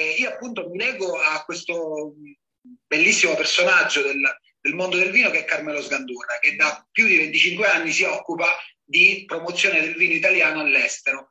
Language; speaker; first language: Italian; native; Italian